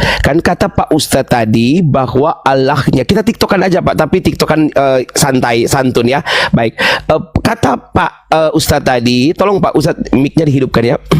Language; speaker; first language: Indonesian; native; Indonesian